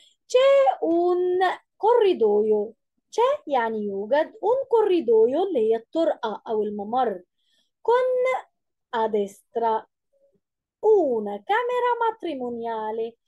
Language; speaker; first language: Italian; non-native, fluent; Arabic